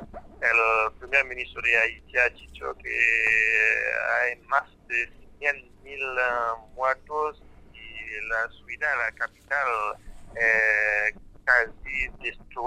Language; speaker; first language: Spanish; non-native, fluent; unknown